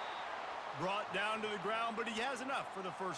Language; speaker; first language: English; native; English